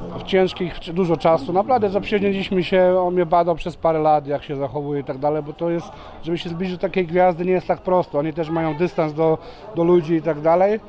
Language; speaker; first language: Polish; non-native, fluent; Serbian